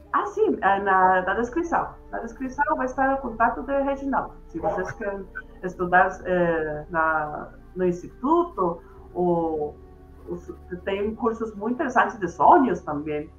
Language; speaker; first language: Portuguese; non-native, fluent; Spanish